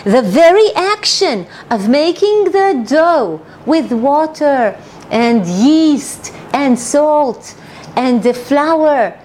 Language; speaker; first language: English; non-native, fluent; Hebrew